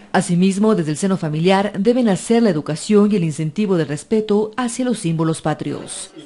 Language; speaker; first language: Spanish; native; Spanish